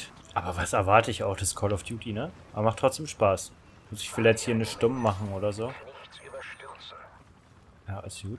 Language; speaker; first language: German; native; German